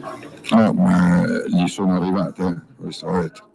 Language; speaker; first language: Italian; native; Italian